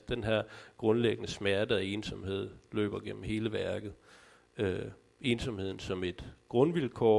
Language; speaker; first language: Danish; native; Danish